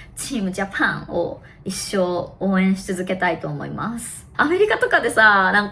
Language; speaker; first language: Japanese; native; Japanese